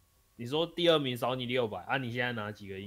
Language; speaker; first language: Chinese; native; Chinese